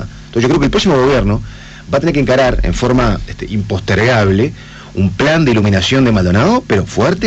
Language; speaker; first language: Spanish; native; Spanish